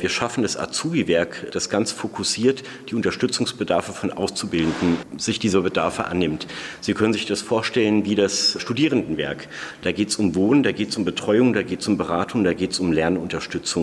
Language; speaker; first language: German; native; German